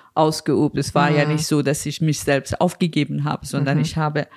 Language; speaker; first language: German; non-native, fluent; Persian